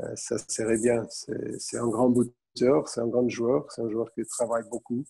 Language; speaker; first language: French; non-native, fluent; Portuguese